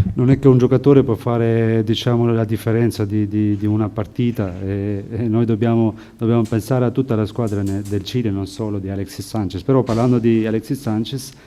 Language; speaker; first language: Italian; non-native, fluent; Albanian